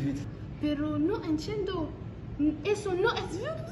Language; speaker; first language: Spanish; non-native, learner; French